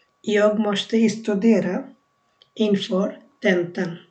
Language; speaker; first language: Swedish; non-native, learner; Bangla